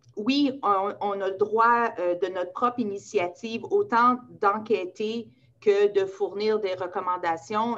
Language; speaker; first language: French; native; French